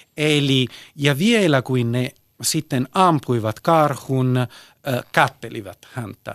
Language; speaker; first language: Finnish; early bilingual, heritage; Italian